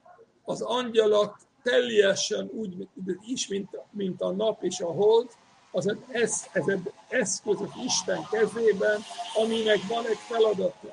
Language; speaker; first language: Hungarian; non-native, fluent; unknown